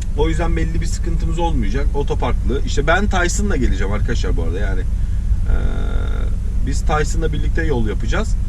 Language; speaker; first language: Turkish; early bilingual, heritage; Turkish